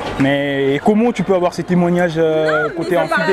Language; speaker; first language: French; native; French